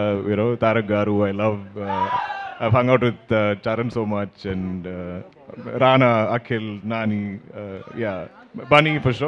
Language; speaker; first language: Telugu; non-native, learner; Malayalam